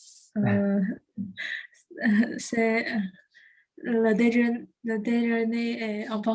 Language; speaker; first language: French; non-native, learner; Chinese